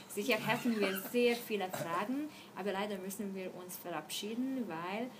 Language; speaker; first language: German; non-native, fluent; Hungarian